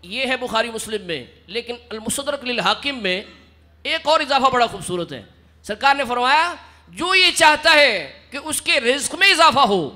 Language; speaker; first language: Urdu; non-native, local second language; Punjabi